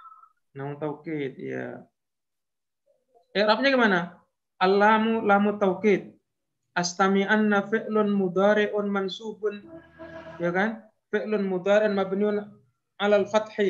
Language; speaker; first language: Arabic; non-native, fluent; Indonesian